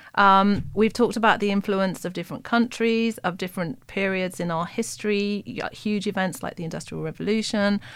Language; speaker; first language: English; native; English